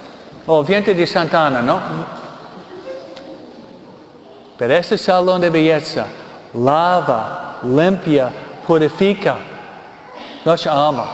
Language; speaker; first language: Spanish; non-native, fluent; English